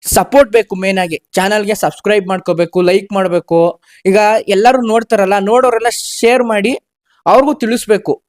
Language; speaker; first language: Kannada; native; Kannada